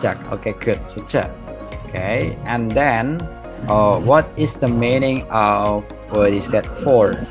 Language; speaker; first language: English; non-native, fluent; Indonesian